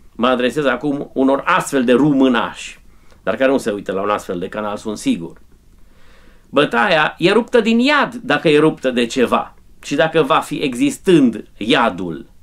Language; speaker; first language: Romanian; native; Romanian